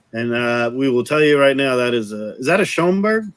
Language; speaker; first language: English; native; English